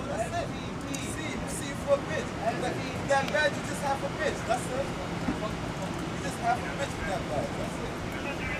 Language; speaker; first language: English; native; English